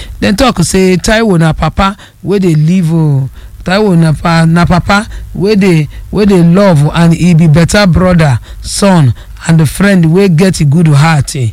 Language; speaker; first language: Nigerian Pidgin; non-native, local second language; Yoruba